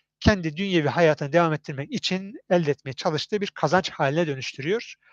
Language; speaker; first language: Turkish; native; Turkish